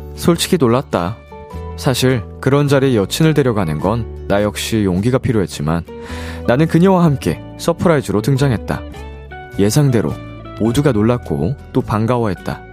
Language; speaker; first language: Korean; native; Korean